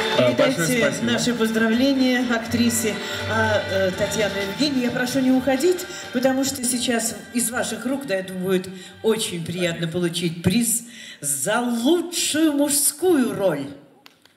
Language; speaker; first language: Russian; native; Russian